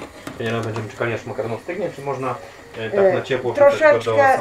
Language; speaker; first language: Polish; native; Polish